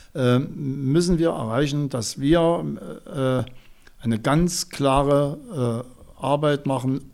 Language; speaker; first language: German; native; German